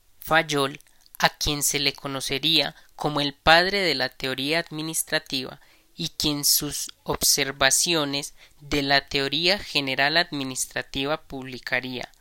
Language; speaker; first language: Spanish; native; Spanish